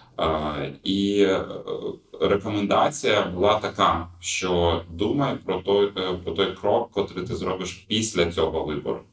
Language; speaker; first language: Ukrainian; non-native, local second language; Russian